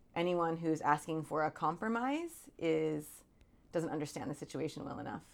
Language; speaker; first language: English; native; English